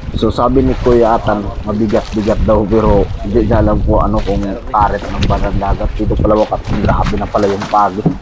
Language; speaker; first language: Filipino; non-native, local second language; Cebuano